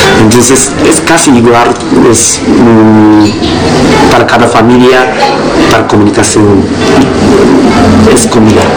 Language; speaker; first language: Spanish; non-native, learner; Japanese